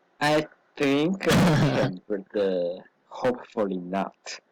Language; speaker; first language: English; non-native, learner; Chinese